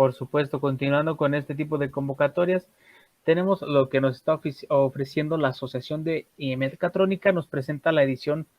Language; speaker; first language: Spanish; native; Spanish